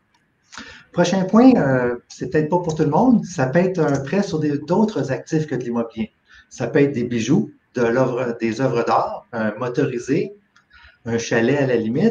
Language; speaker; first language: French; native; French